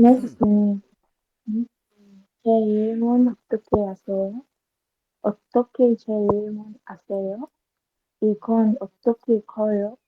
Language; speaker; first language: Korean; non-native, learner; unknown